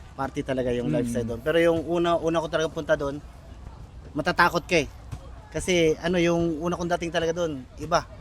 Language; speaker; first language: Filipino; native; Filipino